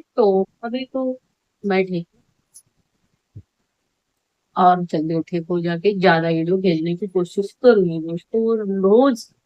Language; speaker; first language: Hindi; non-native, local second language; Marathi